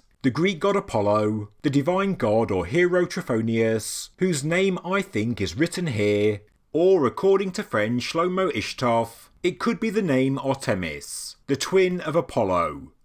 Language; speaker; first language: English; native; English